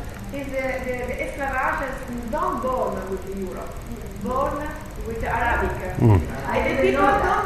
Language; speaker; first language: English; non-native, learner; Italian